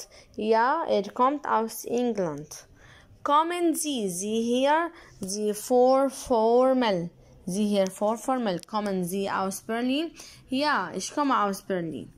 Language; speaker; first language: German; non-native, learner; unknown